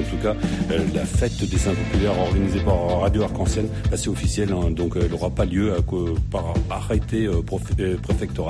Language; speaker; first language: French; native; French